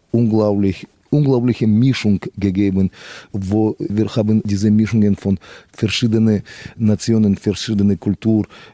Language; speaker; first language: German; non-native, fluent; Russian